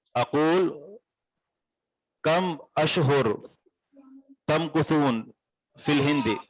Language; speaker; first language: Arabic; non-native, fluent; Urdu